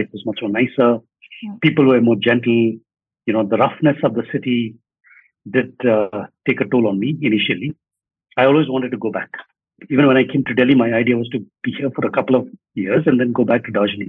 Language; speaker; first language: English; non-native, local second language; Nepali